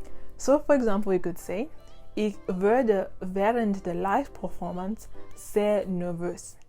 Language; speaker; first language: German; non-native, learner; English